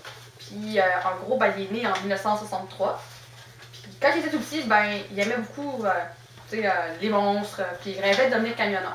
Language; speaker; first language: French; native; French